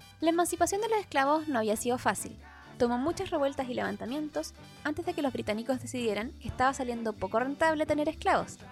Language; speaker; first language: Spanish; native; Spanish